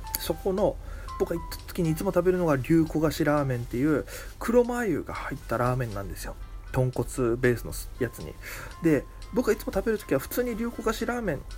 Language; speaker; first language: Japanese; native; Japanese